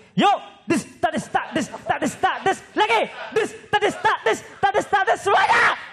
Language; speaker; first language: Indonesian; non-native, local second language; Madurese